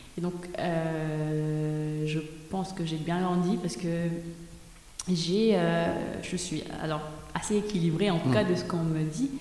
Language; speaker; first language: French; non-native, local second language; Bambara